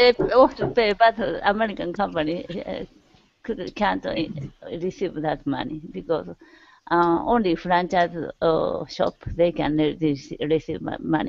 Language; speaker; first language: English; non-native, learner; Japanese